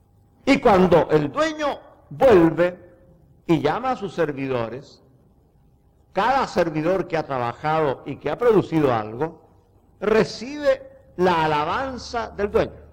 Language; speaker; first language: Spanish; native; Spanish